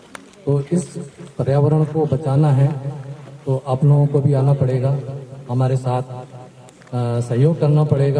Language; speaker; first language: Hindi; native; Hindi